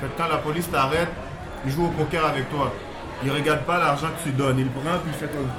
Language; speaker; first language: French; native; French